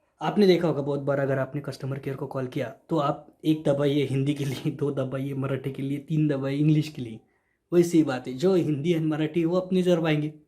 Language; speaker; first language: Hindi; non-native, local second language; Marathi